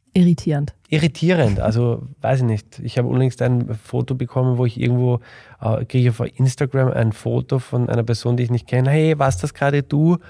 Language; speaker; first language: German; native; German